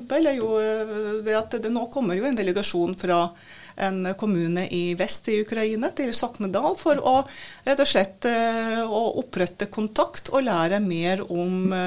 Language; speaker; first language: Norwegian; non-native, fluent; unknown